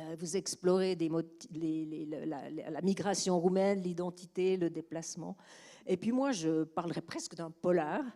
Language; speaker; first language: French; native; French